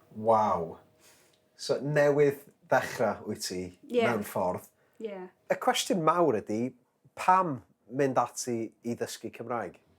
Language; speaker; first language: Welsh; native; Welsh